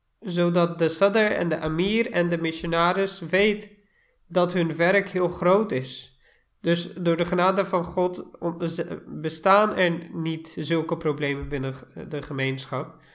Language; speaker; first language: Dutch; non-native, fluent; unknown